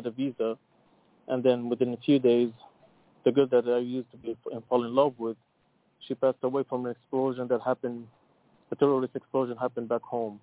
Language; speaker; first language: English; non-native, fluent; Arabic